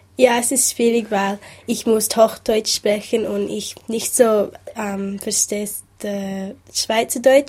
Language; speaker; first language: German; non-native, learner; English